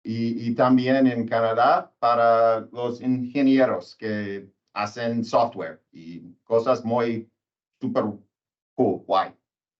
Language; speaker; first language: Spanish; non-native, learner; English